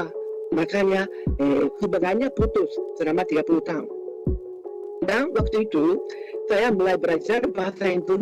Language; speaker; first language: Indonesian; non-native, fluent; Japanese